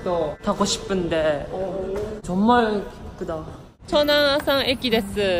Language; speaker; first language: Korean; non-native, learner; Japanese